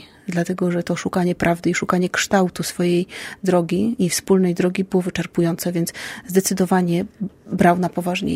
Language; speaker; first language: Polish; native; Polish